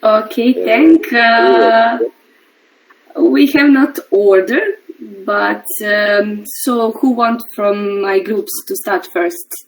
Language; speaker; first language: English; non-native, learner; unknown